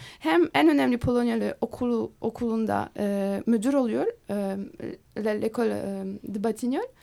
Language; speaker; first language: Turkish; non-native, fluent; Polish